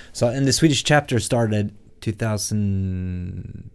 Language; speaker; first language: English; non-native, fluent; Swedish